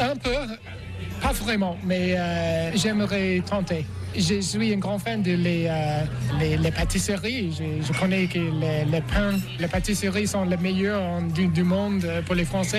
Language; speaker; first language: French; non-native, learner; English